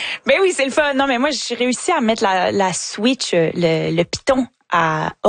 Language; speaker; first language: French; native; French